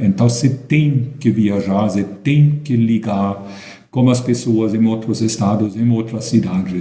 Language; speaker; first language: Portuguese; non-native, fluent; German